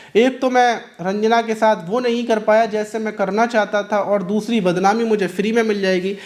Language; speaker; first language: Hindi; native; Hindi